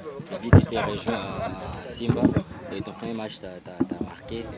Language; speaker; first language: French; non-native, fluent; Swahili